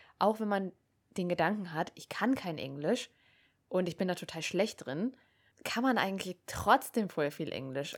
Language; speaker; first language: German; native; German